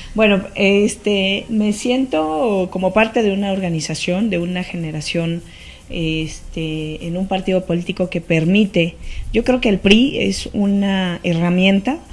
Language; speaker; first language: Spanish; native; Spanish